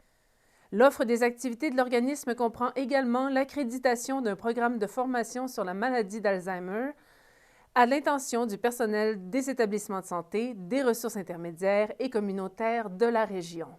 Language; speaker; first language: French; native; French